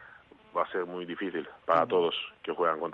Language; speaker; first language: Spanish; non-native, learner; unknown